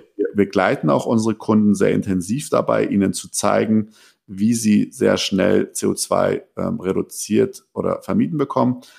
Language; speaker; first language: German; early bilingual, other home language; Persian